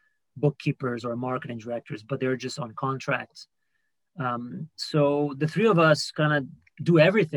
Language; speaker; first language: English; non-native, fluent; Portuguese